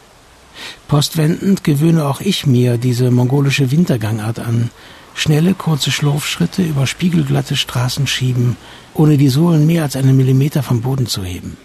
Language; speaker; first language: German; native; German